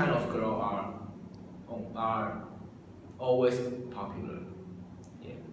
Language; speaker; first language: English; non-native, learner; Chinese